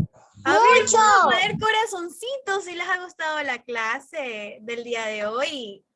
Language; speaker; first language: Spanish; native; Spanish